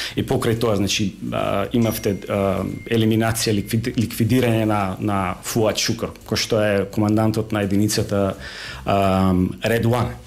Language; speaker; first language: Macedonian; native; Macedonian